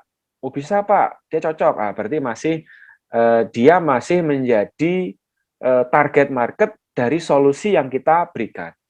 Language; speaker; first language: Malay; non-native, local second language; Javanese